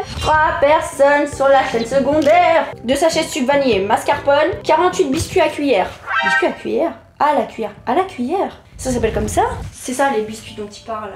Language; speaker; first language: French; native; French